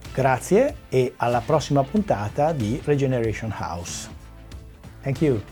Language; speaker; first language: Italian; native; Italian